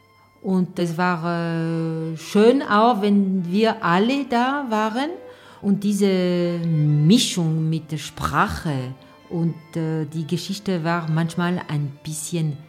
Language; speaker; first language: German; non-native, fluent; French